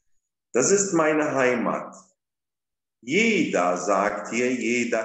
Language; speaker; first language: German; non-native, fluent; Arabic